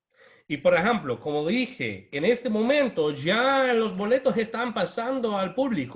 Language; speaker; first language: Spanish; non-native, fluent; English